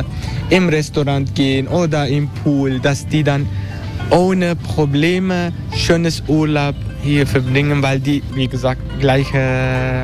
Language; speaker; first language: German; non-native, learner; Turkish